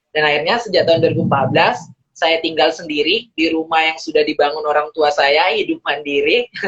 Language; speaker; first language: Indonesian; early bilingual, heritage; Indonesian